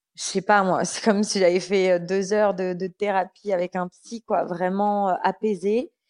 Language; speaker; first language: French; native; French